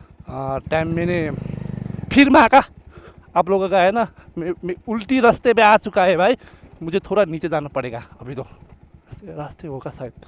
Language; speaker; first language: Hindi; non-native, learner; Nepali